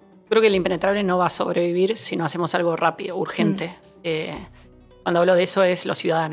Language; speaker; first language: Spanish; native; Spanish